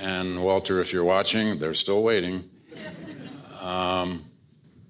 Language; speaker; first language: English; native; English